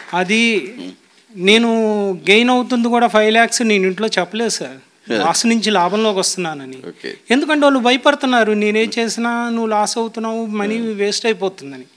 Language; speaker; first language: Telugu; native; Telugu